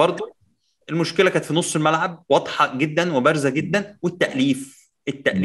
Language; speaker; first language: Arabic; native; Arabic